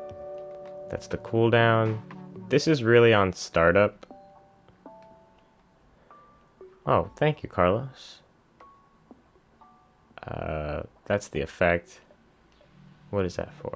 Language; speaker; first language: English; native; English